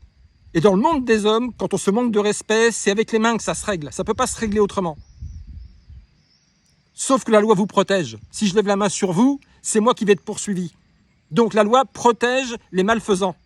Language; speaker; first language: French; native; French